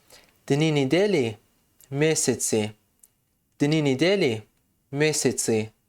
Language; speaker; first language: Russian; non-native, fluent; Tajik